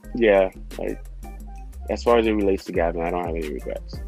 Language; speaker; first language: English; non-native, fluent; Haitian Creole